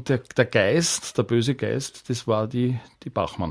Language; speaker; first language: German; native; German